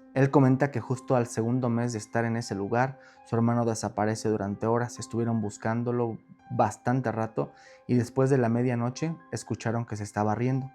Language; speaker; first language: Spanish; native; Spanish